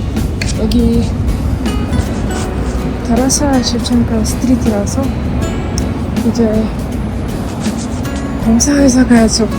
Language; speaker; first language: Korean; non-native, learner; Ukrainian